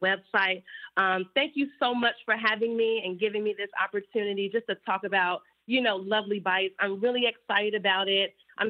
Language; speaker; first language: English; native; English